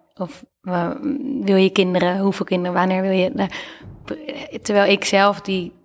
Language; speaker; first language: English; native; English